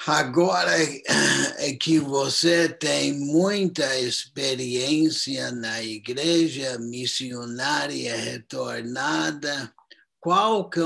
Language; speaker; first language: Portuguese; non-native, fluent; English